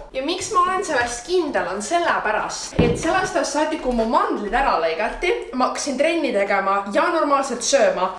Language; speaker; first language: Estonian; native; Estonian